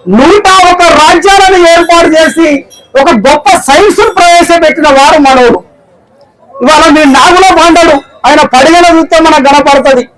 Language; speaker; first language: Telugu; non-native, local second language; Koya